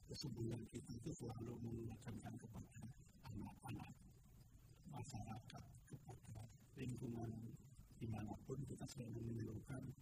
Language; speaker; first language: Indonesian; non-native, local second language; Javanese